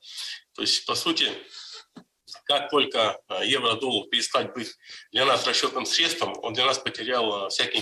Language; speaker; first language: Russian; native; Russian